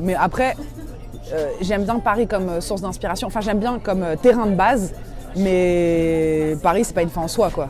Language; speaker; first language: French; native; French